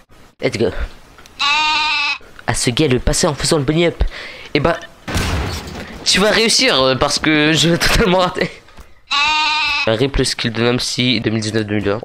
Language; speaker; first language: French; native; French